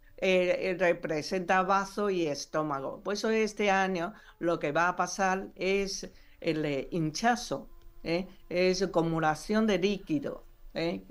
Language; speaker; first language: Spanish; non-native, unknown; Chinese